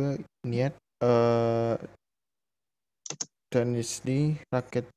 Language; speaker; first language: Russian; non-native, learner; Indonesian